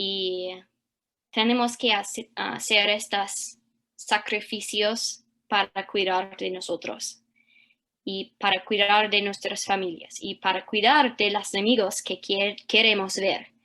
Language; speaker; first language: Spanish; early bilingual, heritage; English